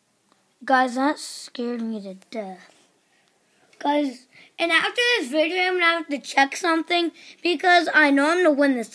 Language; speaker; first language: English; native; English